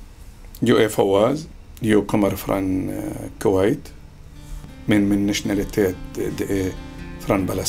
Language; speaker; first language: Swedish; non-native, learner; Arabic